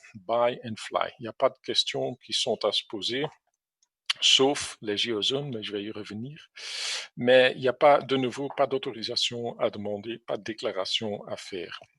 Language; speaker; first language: French; non-native, fluent; English